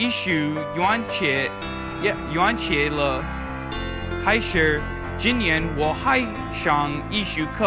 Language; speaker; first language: Chinese; non-native, learner; English